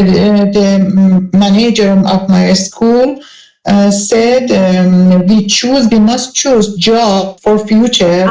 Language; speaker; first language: English; non-native, learner; Persian